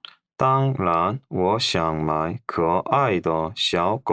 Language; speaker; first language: Chinese; non-native, learner; Korean